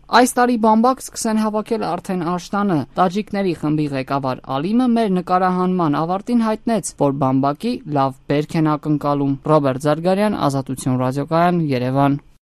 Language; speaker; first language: Armenian; native; Armenian